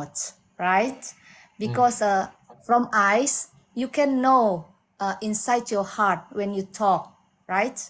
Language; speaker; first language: English; non-native, learner; Indonesian